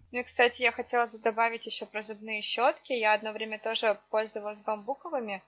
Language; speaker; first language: Russian; native; Russian